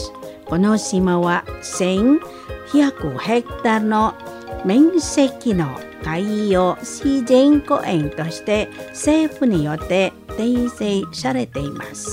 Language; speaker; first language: Japanese; non-native, fluent; Indonesian